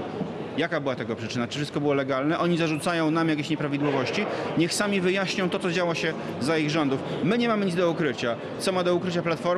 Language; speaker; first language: Polish; native; Polish